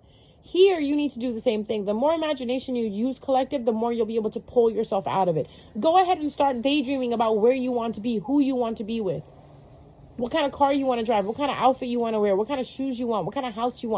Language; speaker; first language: English; native; English